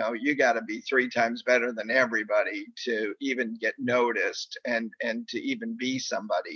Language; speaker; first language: English; native; English